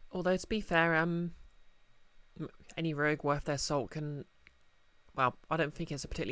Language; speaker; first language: English; native; English